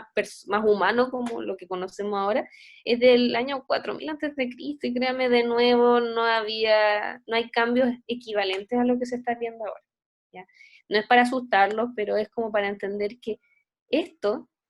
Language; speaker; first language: Spanish; native; Spanish